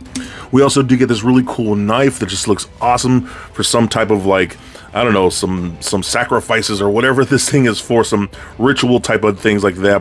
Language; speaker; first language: English; native; English